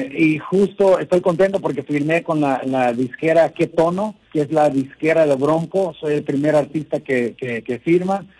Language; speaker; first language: Spanish; early bilingual, heritage; Spanish